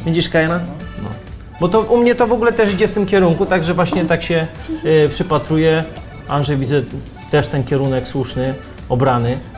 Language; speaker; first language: Polish; native; Polish